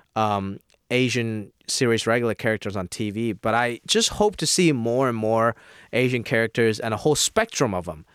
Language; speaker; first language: English; non-native, local second language; Cantonese